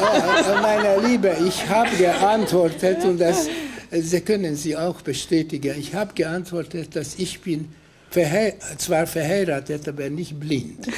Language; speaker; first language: German; non-native, fluent; Hungarian